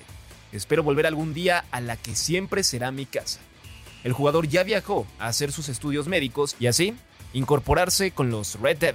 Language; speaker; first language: Spanish; native; Spanish